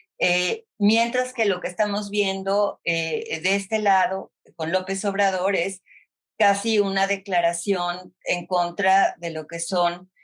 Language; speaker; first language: Spanish; native; Spanish